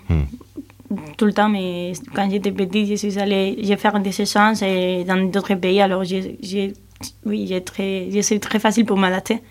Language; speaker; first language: French; non-native, learner; Spanish